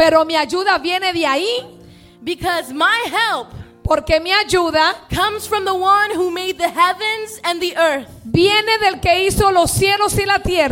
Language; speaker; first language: Spanish; early bilingual, heritage; Spanish